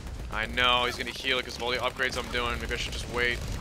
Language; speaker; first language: English; early bilingual, other home language; Polish